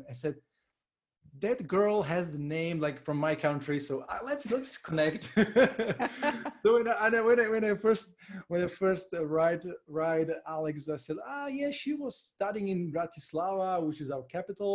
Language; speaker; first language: English; non-native, fluent; Slovak